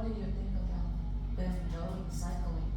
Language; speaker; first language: English; non-native, fluent; Vietnamese